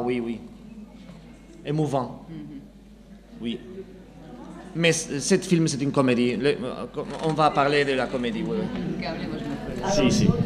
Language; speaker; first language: French; non-native, learner; Spanish